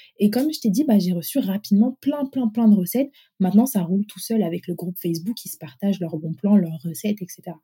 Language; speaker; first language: French; early bilingual, other home language; Arabic